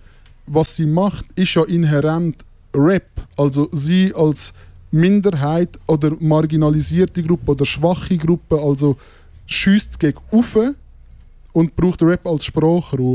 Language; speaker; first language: German; native; German